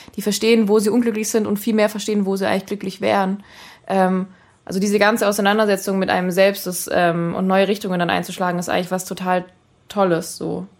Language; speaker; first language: German; native; German